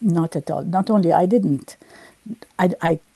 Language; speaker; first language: English; native; English